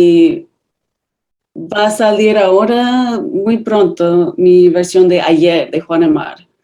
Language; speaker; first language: Spanish; non-native, fluent; English